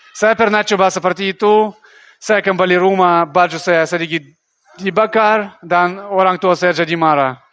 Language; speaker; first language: Indonesian; non-native, learner; Russian